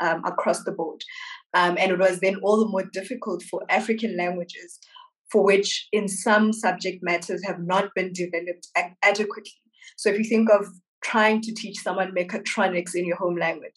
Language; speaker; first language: English; non-native, local second language; Southern Sotho